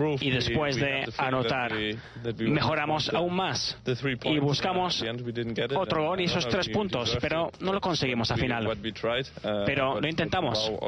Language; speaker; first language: Spanish; non-native, fluent; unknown